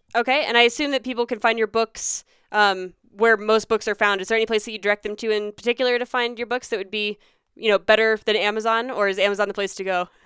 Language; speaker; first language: English; native; English